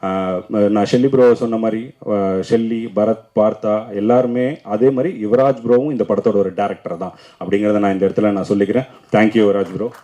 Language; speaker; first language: Tamil; native; Tamil